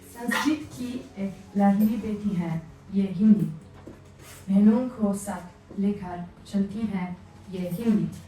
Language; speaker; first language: Hindi; non-native, learner; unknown